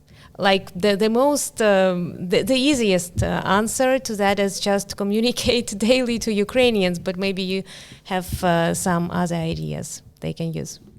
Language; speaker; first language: English; non-native, fluent; Ukrainian